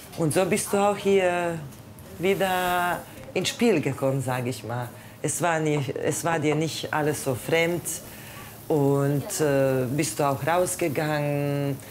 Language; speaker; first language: German; non-native, fluent; Croatian